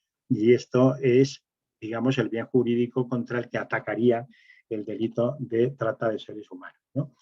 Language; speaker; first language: Spanish; native; Spanish